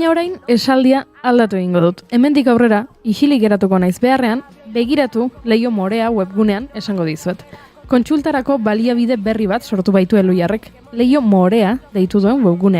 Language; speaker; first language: Basque; native; Basque